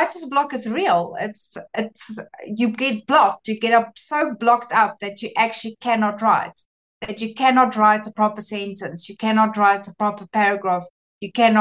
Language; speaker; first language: English; non-native, local second language; Afrikaans